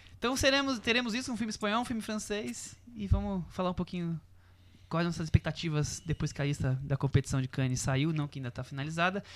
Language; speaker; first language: Portuguese; native; Portuguese